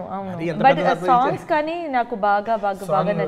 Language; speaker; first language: Telugu; non-native, learner; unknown